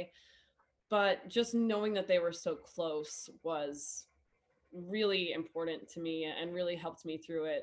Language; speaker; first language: English; native; English